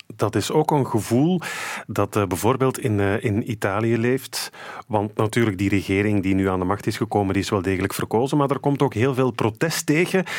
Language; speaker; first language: Dutch; native; Dutch